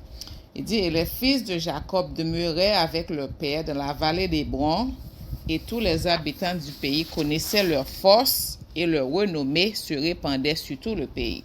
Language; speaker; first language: French; non-native, local second language; Haitian Creole